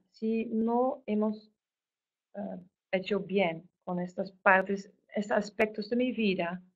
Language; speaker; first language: Spanish; non-native, fluent; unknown